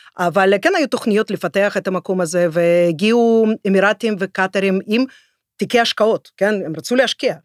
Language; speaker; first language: Hebrew; non-native, fluent; Russian